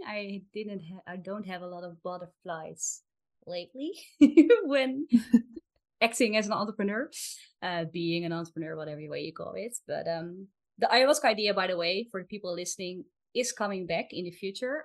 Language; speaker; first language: English; non-native, fluent; Dutch